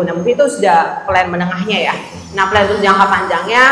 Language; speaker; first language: Indonesian; native; Indonesian